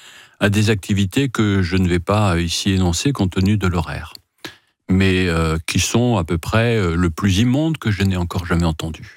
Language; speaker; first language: French; native; French